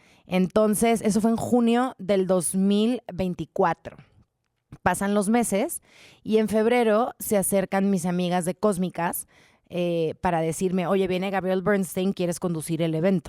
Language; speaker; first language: Spanish; native; Spanish